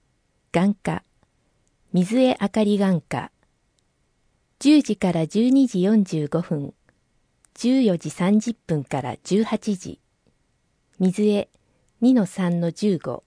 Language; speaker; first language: Japanese; native; Japanese